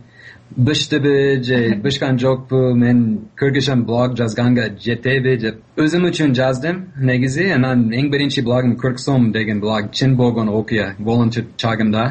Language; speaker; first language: Kyrgyz; non-native, fluent; English